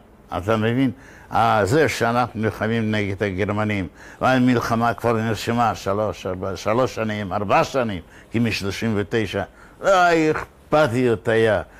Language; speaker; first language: Hebrew; non-native, fluent; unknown